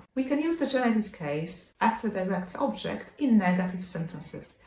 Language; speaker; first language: English; non-native, fluent; Polish